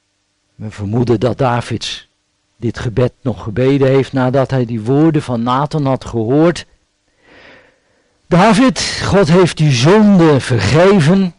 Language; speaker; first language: Dutch; native; Dutch